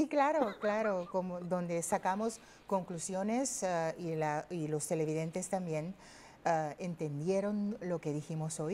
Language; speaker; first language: Spanish; non-native, fluent; Papiamento